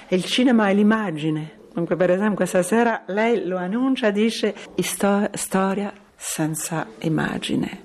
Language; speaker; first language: Italian; non-native, fluent; French